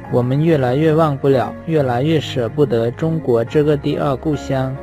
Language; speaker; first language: Chinese; non-native, fluent; Lao